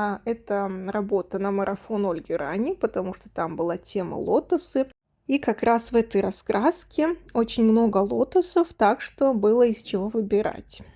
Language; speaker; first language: Russian; native; Russian